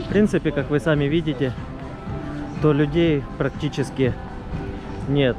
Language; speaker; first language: Russian; native; Russian